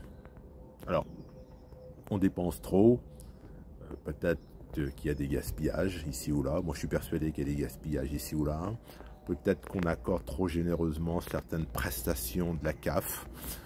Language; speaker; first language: French; native; French